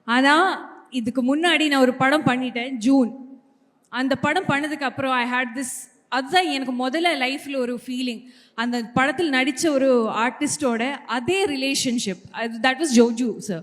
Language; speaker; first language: Tamil; non-native, learner; Malayalam